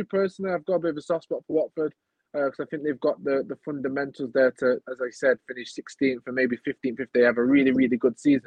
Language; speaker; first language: English; native; English